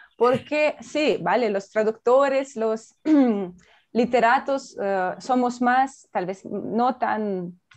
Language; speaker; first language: Spanish; non-native, fluent; Russian